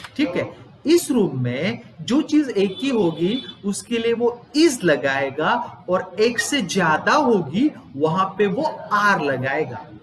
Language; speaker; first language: Hindi; non-native, local second language; Gujarati